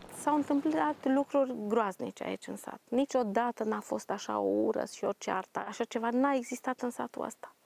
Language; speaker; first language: Romanian; native; Romanian